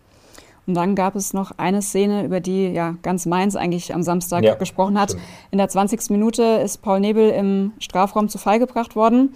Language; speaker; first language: German; native; German